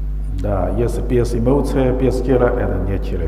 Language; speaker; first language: Russian; non-native, learner; Chinese